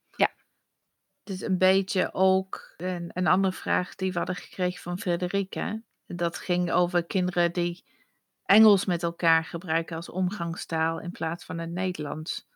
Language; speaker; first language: Dutch; non-native, fluent; English